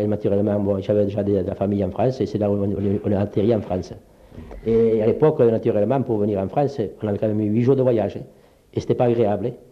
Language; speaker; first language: French; early bilingual, other home language; Polish